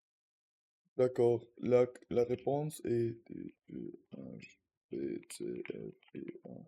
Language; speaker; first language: French; non-native, learner; Russian